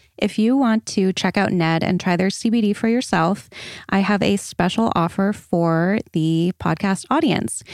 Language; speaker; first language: English; native; English